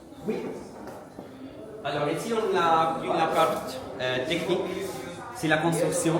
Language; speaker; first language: French; non-native, learner; Italian